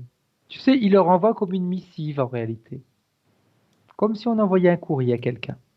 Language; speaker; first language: French; native; French